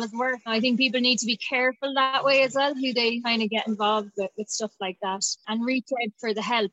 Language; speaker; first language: English; native; English